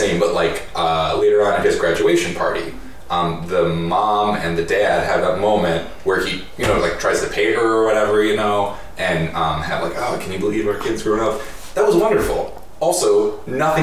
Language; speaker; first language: English; native; English